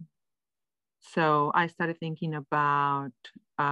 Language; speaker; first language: English; non-native, fluent; Spanish